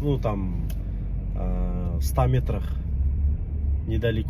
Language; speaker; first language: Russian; non-native, local second language; Kyrgyz